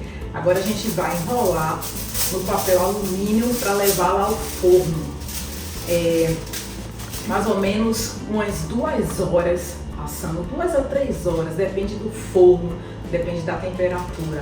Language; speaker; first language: Portuguese; native; Portuguese